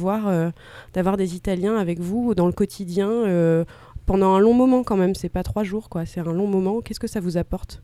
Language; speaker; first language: French; native; French